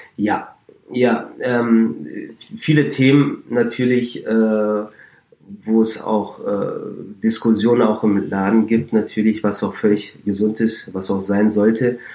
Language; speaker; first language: German; native; German